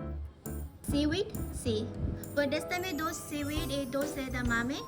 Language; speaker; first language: Spanish; non-native, learner; Korean